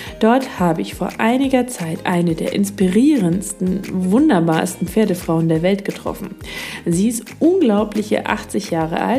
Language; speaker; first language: German; native; German